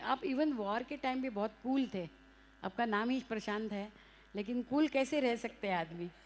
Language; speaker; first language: Hindi; non-native, local second language; Marathi